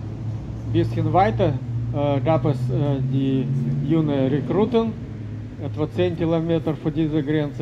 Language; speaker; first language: German; non-native, learner; Russian